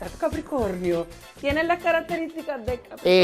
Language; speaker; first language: Spanish; native; Spanish